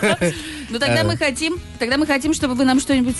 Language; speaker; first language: Russian; native; Russian